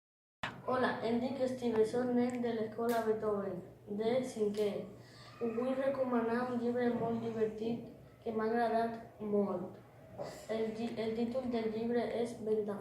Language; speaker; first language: Catalan; non-native, learner; Spanish